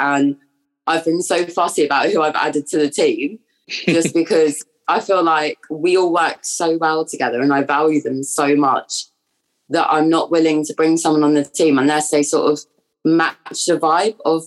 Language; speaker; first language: English; native; English